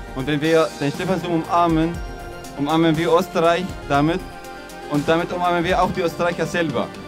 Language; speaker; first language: German; non-native, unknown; Arabic